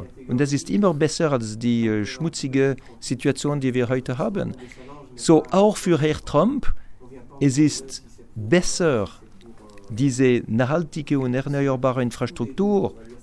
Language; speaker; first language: German; non-native, local second language; French